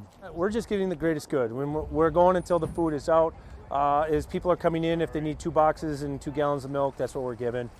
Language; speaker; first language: English; native; English